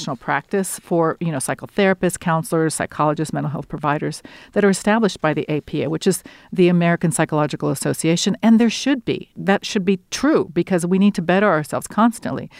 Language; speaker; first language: English; early bilingual, other home language; Spanish